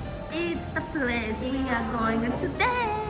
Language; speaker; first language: English; non-native, fluent; Japanese